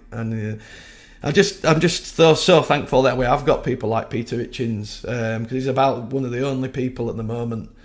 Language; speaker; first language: English; native; English